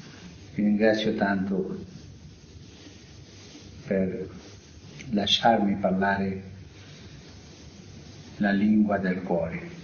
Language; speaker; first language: Italian; non-native, fluent; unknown